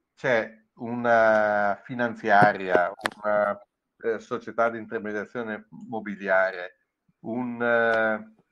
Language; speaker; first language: Italian; native; Italian